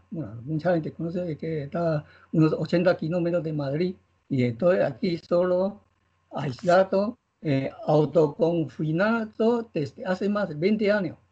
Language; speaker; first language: Spanish; non-native, learner; Chinese